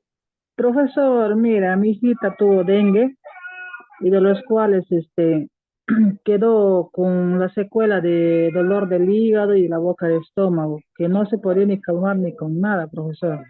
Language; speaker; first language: Spanish; native; Spanish